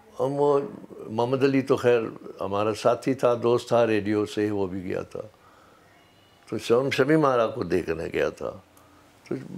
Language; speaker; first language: Urdu; native; Urdu